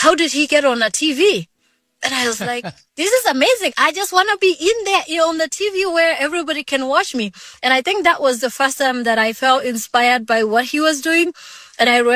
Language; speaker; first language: English; non-native, local second language; Kalenjin